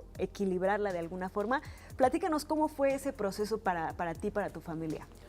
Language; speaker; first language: Spanish; native; Spanish